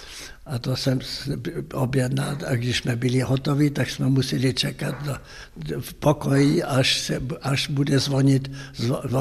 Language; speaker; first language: Czech; non-native, local second language; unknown